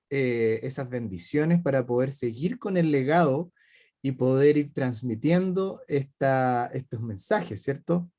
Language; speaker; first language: Spanish; native; Spanish